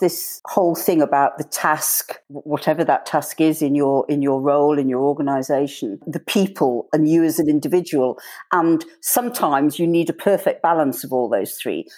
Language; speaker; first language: English; native; English